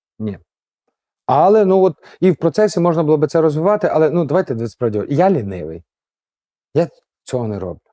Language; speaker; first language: Ukrainian; native; Ukrainian